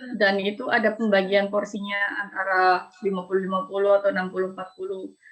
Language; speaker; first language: Indonesian; native; Indonesian